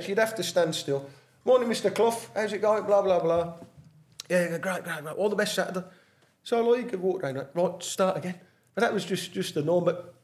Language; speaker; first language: English; native; English